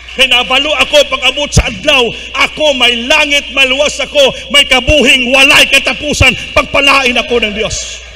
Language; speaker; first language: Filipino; non-native, local second language; Cebuano